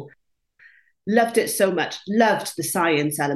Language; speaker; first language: English; non-native, local second language; Welsh